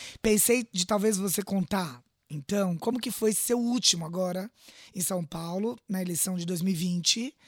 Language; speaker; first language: Portuguese; native; Portuguese